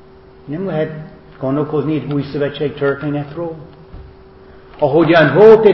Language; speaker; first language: Hungarian; non-native, fluent; English